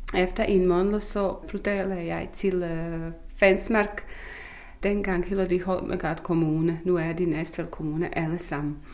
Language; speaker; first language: Danish; non-native, fluent; Bosnian